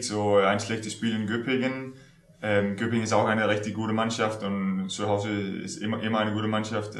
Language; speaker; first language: German; non-native, learner; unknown